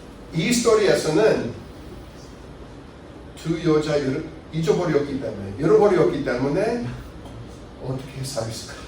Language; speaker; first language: Korean; non-native, fluent; English